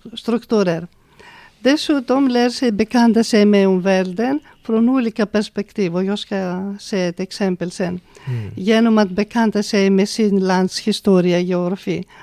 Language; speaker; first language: Swedish; non-native, fluent; Greek